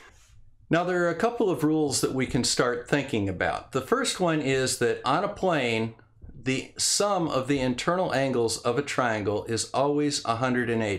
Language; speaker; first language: English; native; English